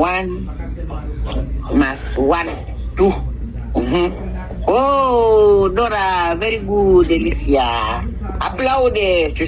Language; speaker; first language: English; non-native, learner; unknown